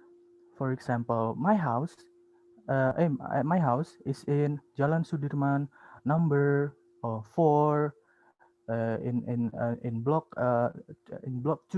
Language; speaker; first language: English; non-native, learner; Indonesian